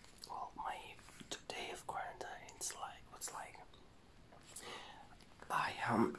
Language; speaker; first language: English; non-native, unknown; Spanish